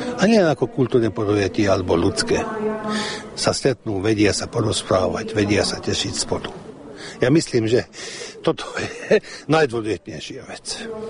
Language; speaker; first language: Slovak; early bilingual, heritage; Slovak